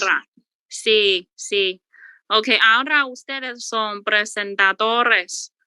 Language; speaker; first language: Spanish; non-native, learner; Chinese